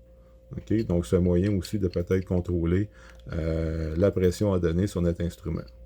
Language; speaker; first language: French; native; French